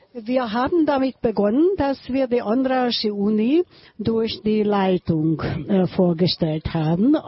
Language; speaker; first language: German; non-native, fluent; Hungarian